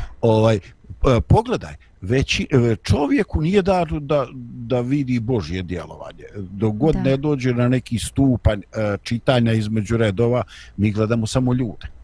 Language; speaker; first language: Bosnian; native; Bosnian